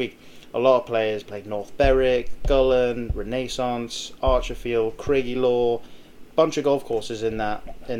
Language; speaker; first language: English; native; English